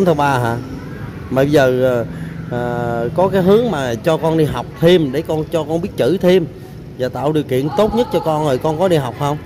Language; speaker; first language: Vietnamese; native; Vietnamese